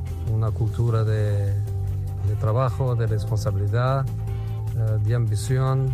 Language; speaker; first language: Spanish; non-native, fluent; Portuguese